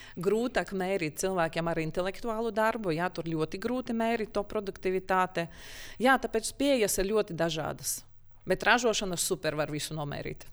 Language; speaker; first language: Latvian; non-native, local second language; Russian